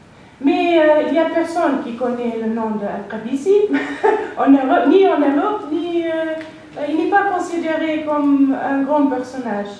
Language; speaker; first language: French; non-native, fluent; English